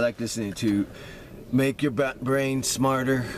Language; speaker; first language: English; native; English